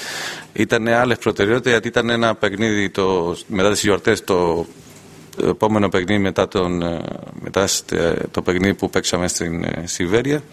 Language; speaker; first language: Greek; non-native, fluent; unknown